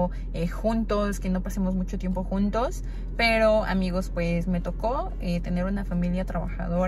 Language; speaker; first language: Spanish; native; Spanish